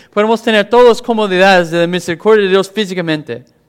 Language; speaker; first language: Spanish; non-native, fluent; English